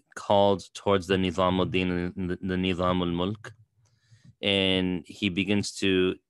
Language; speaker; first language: English; native; English